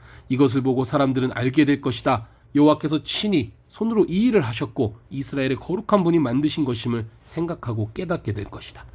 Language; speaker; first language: Korean; native; Korean